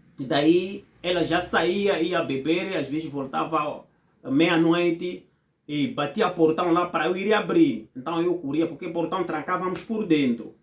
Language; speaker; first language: Portuguese; non-native, fluent; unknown